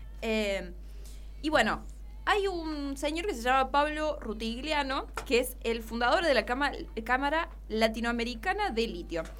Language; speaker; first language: Spanish; native; Spanish